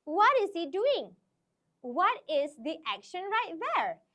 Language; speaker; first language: English; non-native, local second language; Malay